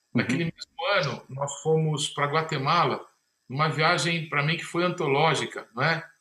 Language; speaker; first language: Portuguese; native; Portuguese